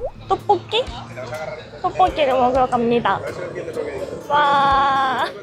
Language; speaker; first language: Korean; non-native, learner; Japanese